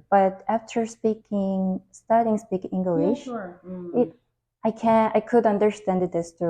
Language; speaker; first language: English; non-native, learner; Korean